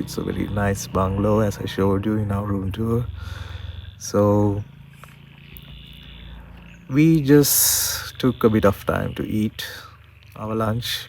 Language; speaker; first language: English; non-native, local second language; Sinhala